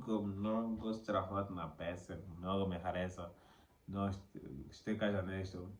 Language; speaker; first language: Bulgarian; non-native, learner; Portuguese